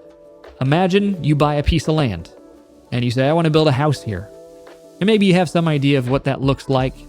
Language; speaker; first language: English; native; English